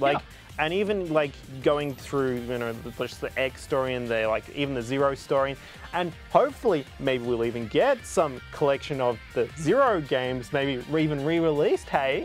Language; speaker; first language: English; native; English